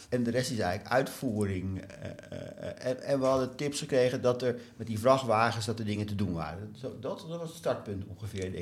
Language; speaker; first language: Dutch; native; Dutch